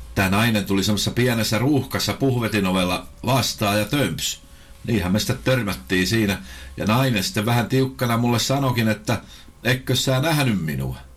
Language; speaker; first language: Finnish; native; Finnish